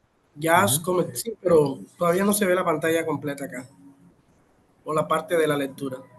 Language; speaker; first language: Spanish; native; Spanish